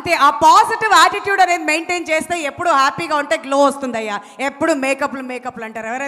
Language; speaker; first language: Telugu; native; Telugu